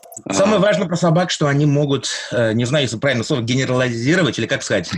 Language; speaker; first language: Russian; early bilingual, heritage; Russian